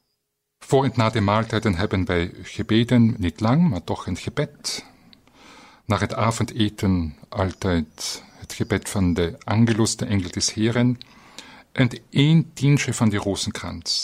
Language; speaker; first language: Dutch; non-native, fluent; German